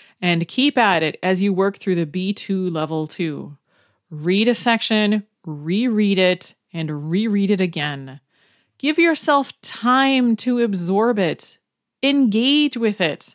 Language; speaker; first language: English; native; English